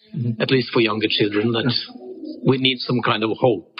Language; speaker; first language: English; non-native, fluent; Norwegian